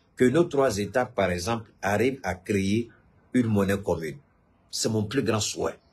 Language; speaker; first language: French; non-native, local second language; Bambara